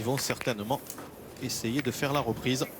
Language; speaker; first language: French; native; French